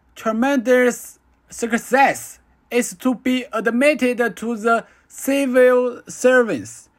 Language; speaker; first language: English; non-native, fluent; Chinese